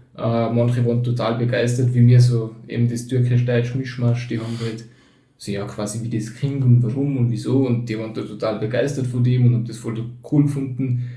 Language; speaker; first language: German; early bilingual, other home language; Turkish